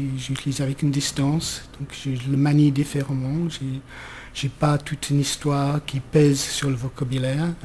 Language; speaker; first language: French; non-native, fluent; English